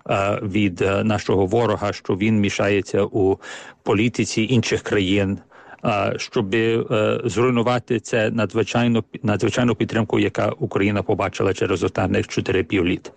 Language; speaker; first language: Ukrainian; early bilingual, heritage; Ukrainian